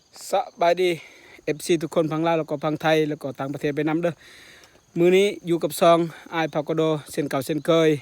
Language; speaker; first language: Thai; non-native, local second language; Northeastern Thai